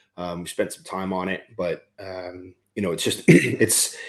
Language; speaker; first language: English; native; English